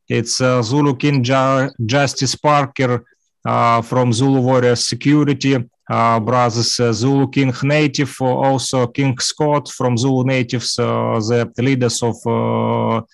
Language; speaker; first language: English; non-native, learner; Russian